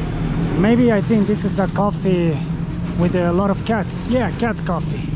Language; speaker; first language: English; non-native, fluent; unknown